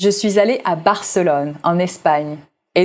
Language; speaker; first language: French; native; French